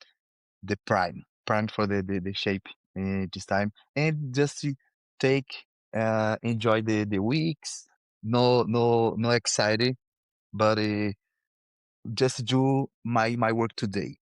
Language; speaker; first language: English; non-native, learner; Portuguese